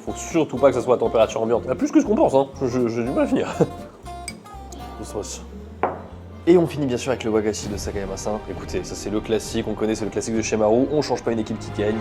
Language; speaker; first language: French; native; French